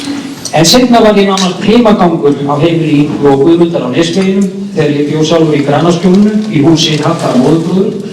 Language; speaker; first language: Icelandic; native; Icelandic